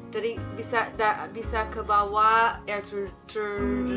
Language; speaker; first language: Indonesian; non-native, fluent; English